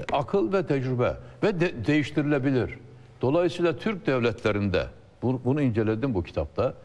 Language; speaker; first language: Turkish; native; Turkish